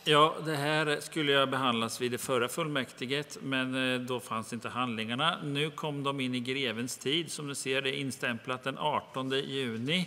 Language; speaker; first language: Swedish; native; Swedish